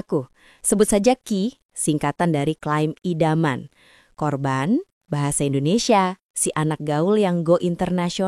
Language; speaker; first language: Indonesian; native; Indonesian